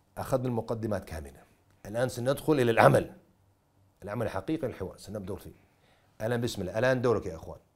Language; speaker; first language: Arabic; non-native, fluent; English